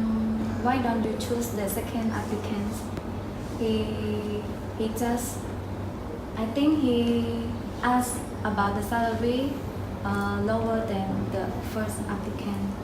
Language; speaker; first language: English; non-native, learner; Khmer